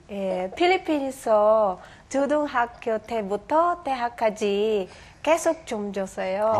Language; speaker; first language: Korean; non-native, learner; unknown